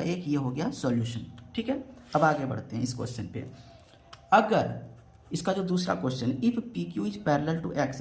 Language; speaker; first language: Hindi; native; Hindi